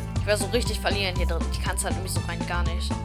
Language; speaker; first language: German; native; German